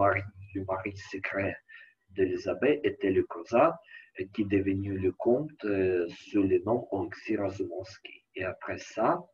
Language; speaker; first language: French; non-native, learner; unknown